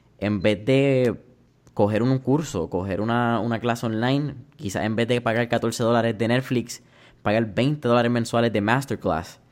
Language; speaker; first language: Spanish; native; Spanish